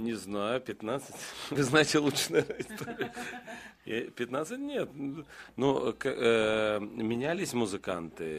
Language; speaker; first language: Russian; non-native, local second language; Romanian